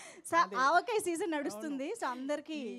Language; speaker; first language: Telugu; native; Telugu